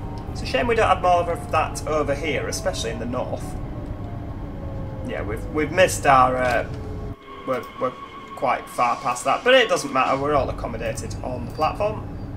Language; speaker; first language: English; native; English